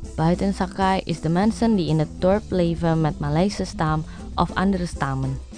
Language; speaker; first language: Dutch; non-native, learner; Indonesian